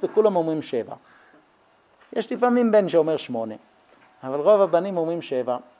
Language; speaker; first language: Hebrew; native; Hebrew